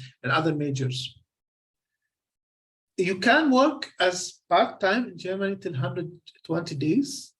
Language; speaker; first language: English; non-native, fluent; Arabic